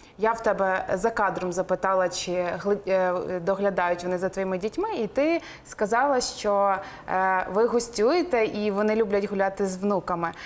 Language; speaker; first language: Ukrainian; native; Ukrainian